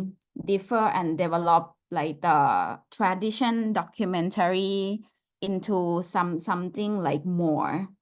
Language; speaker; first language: English; non-native, fluent; Thai